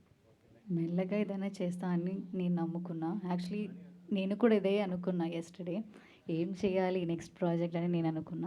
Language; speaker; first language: Telugu; non-native, learner; Malayalam